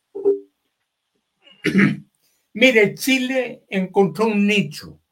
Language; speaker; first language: Spanish; native; Spanish